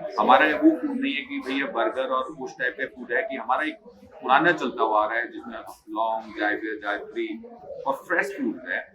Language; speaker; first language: Hindi; native; Hindi